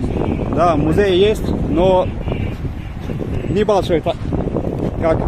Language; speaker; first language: Russian; non-native, learner; Turkish